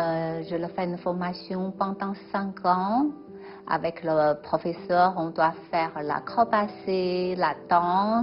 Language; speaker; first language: French; non-native, fluent; Chinese